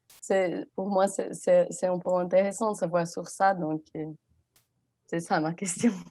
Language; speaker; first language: French; non-native, fluent; Portuguese